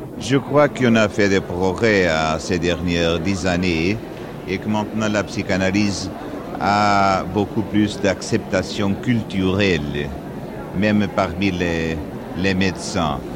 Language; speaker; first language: French; non-native, fluent; Portuguese